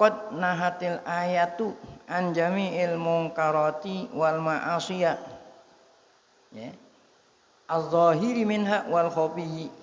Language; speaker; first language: Arabic; non-native, fluent; Indonesian